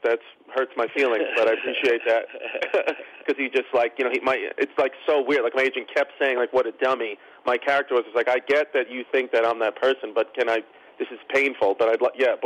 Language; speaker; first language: English; native; English